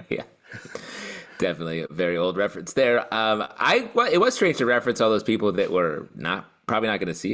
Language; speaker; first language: English; native; English